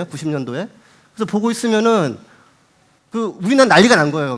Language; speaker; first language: Korean; native; Korean